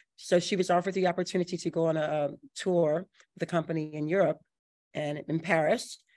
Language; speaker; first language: English; native; English